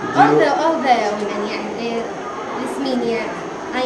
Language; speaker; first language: English; non-native, learner; Arabic